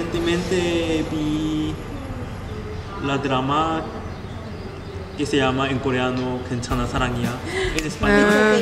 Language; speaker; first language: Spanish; non-native, fluent; Korean